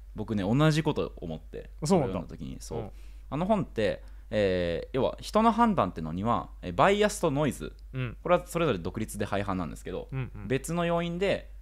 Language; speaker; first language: Japanese; native; Japanese